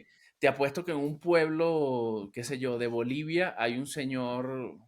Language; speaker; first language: Spanish; native; Spanish